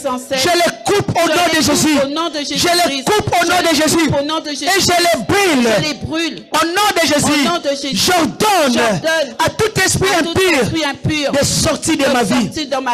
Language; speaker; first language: French; non-native, local second language; Lingala